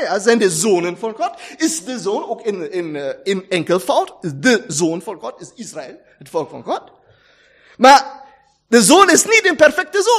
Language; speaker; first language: Dutch; non-native, learner; German